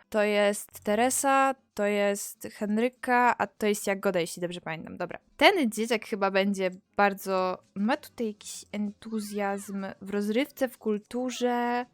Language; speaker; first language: Polish; native; Polish